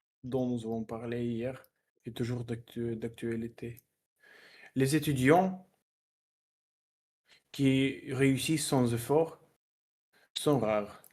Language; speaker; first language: French; non-native, learner; Russian